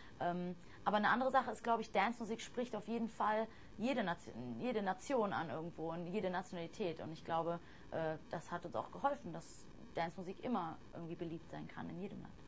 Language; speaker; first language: German; early bilingual, other home language; English